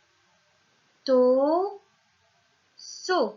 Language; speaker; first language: French; non-native, local second language; Arabic